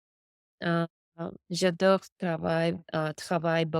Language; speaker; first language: French; non-native, learner; English